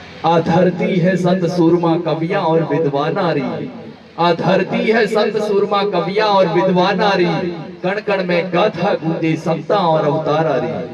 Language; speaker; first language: Hindi; native; Hindi